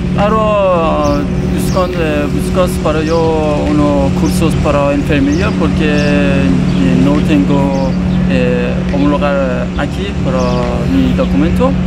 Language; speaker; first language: Spanish; non-native, learner; Persian